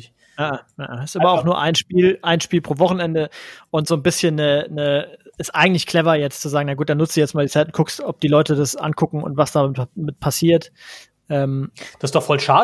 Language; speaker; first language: German; native; German